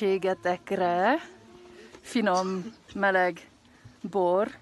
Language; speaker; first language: Hungarian; early bilingual, heritage; Hungarian